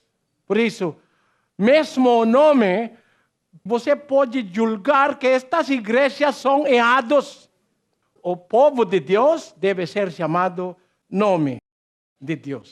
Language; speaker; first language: Portuguese; non-native, learner; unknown